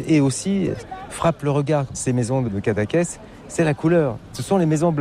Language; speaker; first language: French; native; French